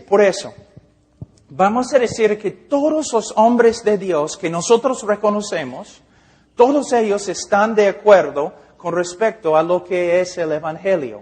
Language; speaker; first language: Spanish; non-native, fluent; English